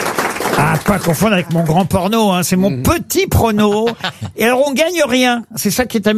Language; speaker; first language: French; native; French